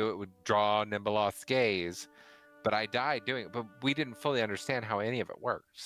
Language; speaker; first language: English; native; English